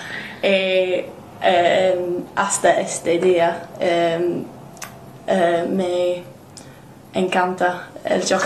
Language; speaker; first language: Spanish; non-native, learner; English